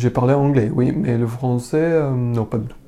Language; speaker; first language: French; non-native, learner; Arabic